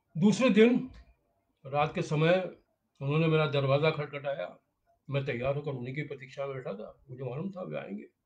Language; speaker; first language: Hindi; native; Hindi